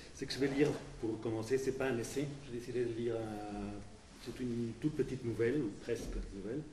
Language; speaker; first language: French; non-native, fluent; Spanish